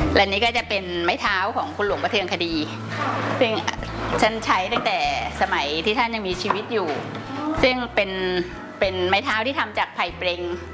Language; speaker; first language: Thai; native; Thai